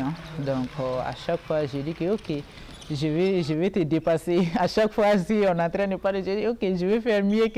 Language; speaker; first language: French; non-native, local second language; Bambara